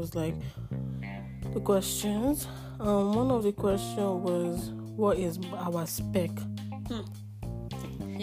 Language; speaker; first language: English; non-native, local second language; Yoruba